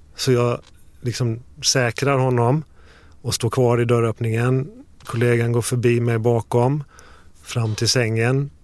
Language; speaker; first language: Swedish; native; Swedish